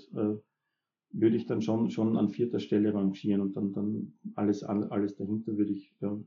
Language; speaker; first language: German; native; German